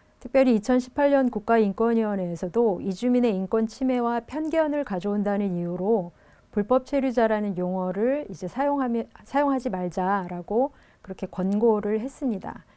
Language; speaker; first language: Korean; native; Korean